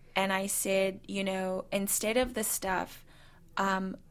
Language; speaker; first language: English; native; English